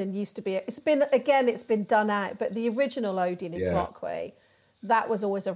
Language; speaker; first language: English; native; English